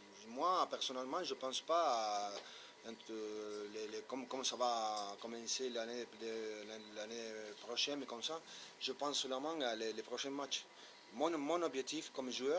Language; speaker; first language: French; non-native, fluent; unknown